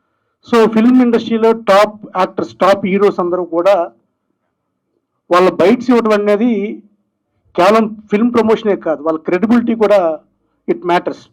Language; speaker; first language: Telugu; native; Telugu